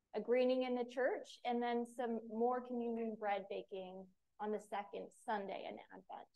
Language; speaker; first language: English; native; English